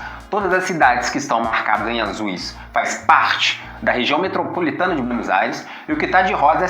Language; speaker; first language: Portuguese; native; Portuguese